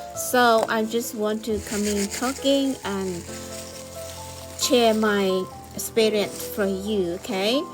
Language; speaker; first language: English; non-native, learner; Thai